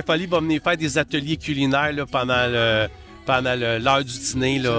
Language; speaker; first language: French; native; French